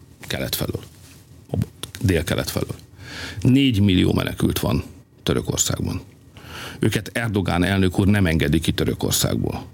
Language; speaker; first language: Hungarian; native; Hungarian